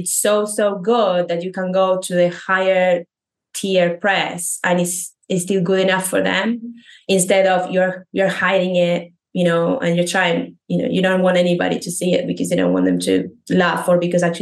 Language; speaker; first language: English; non-native, fluent; Spanish